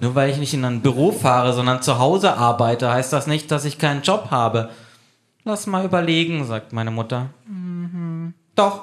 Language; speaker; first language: German; native; German